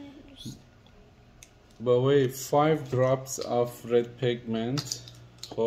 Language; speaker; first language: Persian; native; Persian